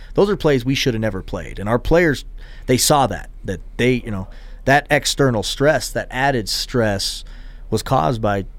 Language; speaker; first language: English; native; English